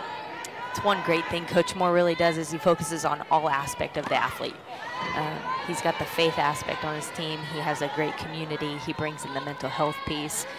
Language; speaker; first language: English; native; English